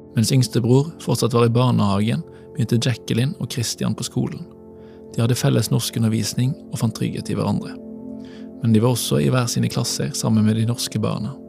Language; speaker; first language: Norwegian; native; Norwegian